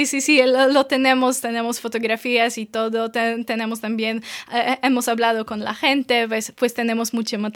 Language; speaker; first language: Spanish; non-native, fluent; Polish